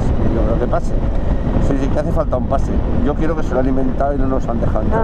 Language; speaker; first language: Spanish; native; Spanish